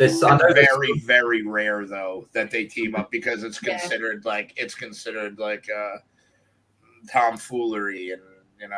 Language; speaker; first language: English; native; English